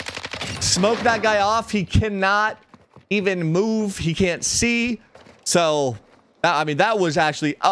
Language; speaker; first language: English; native; English